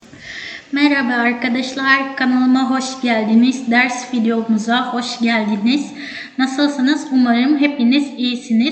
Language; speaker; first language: Turkish; non-native, fluent; Indonesian